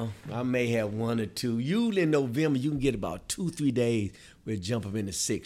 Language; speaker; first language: English; native; English